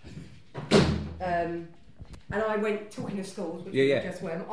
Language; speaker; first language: English; native; English